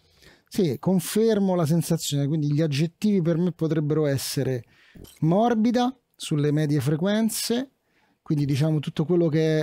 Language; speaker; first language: Italian; native; Italian